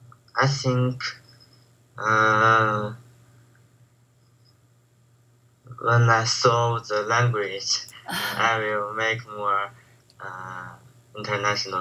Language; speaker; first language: English; non-native, learner; Chinese